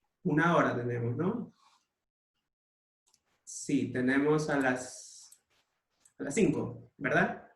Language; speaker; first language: Spanish; native; Spanish